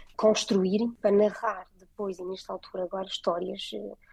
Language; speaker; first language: Portuguese; early bilingual, heritage; French